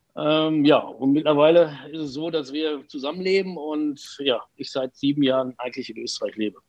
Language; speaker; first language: German; early bilingual, other home language; Italian